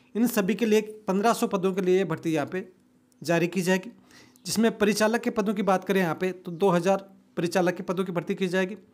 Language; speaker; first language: Hindi; native; Hindi